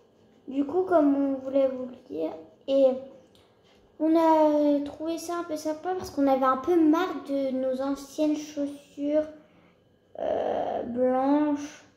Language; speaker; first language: French; early bilingual, other home language; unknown